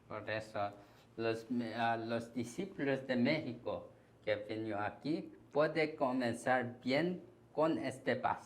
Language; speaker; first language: Spanish; non-native, learner; Korean